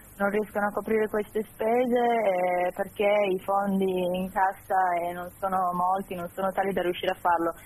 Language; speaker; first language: Italian; native; Italian